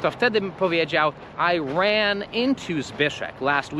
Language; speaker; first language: Polish; non-native, fluent; English